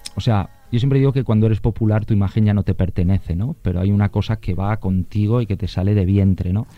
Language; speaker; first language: Spanish; native; Spanish